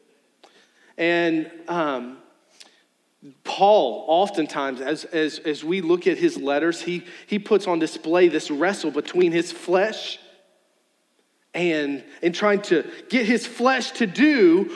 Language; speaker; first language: English; native; English